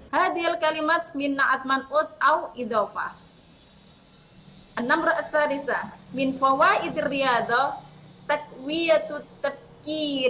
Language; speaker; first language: Arabic; non-native, fluent; Indonesian